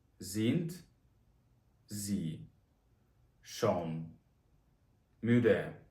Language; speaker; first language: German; non-native, fluent; Ukrainian